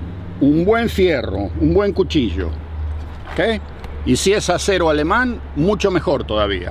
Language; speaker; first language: Spanish; native; Spanish